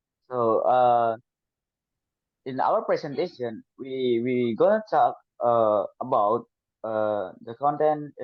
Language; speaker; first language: English; non-native, learner; Indonesian